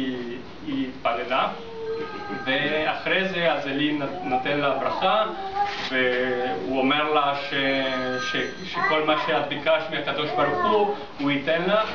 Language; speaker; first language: Hebrew; non-native, fluent; English